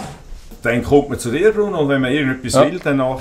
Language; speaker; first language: German; native; German